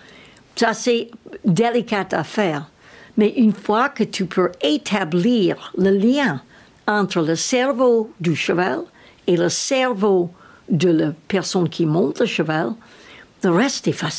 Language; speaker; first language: French; non-native, learner; English